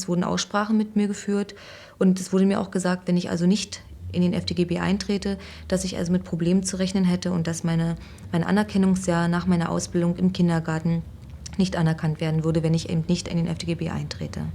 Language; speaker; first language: German; native; German